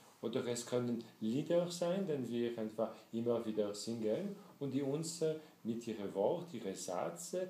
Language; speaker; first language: German; non-native, fluent; French